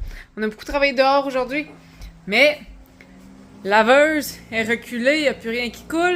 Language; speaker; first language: French; native; French